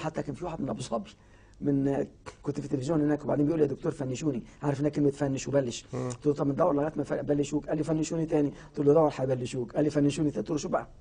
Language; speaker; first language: Arabic; native; Arabic